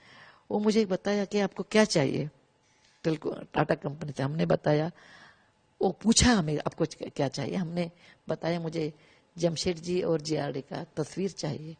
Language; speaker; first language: Hindi; non-native, local second language; Kannada